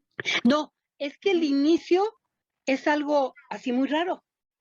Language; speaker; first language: Spanish; native; Spanish